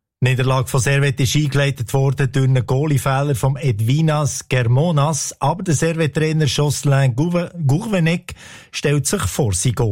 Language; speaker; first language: German; native; German